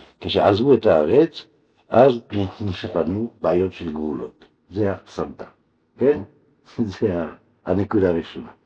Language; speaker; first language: Hebrew; non-native, fluent; French